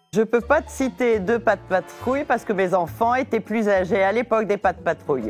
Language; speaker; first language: French; native; French